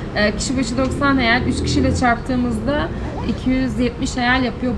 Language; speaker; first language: Turkish; native; Turkish